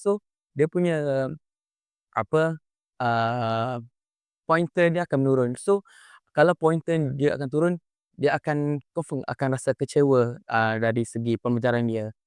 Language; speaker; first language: Malay; native; Malay